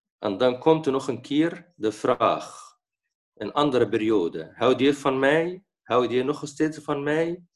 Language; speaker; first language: Dutch; non-native, fluent; Arabic